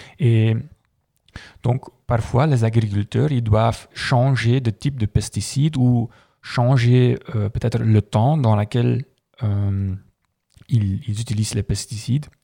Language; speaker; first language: French; non-native, local second language; Dutch